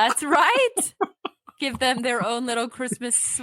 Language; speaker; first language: English; native; English